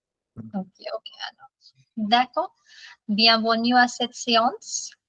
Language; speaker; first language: French; non-native, fluent; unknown